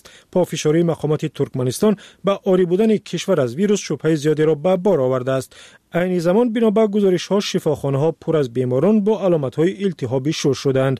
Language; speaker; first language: Persian; native; Persian